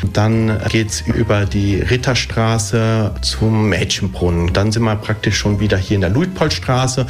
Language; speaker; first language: German; early bilingual, other home language; Italian